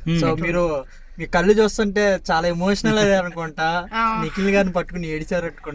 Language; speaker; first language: Telugu; native; Telugu